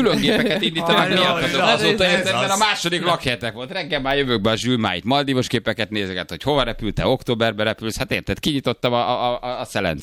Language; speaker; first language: Hungarian; native; Hungarian